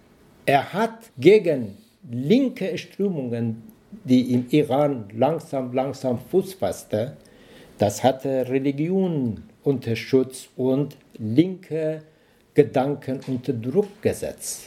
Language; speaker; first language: German; non-native, learner; Persian